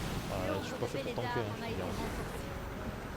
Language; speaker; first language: French; native; French